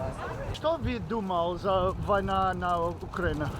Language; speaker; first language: Russian; non-native, learner; English